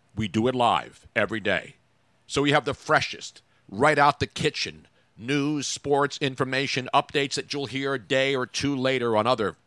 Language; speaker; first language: English; early bilingual, other home language; Italian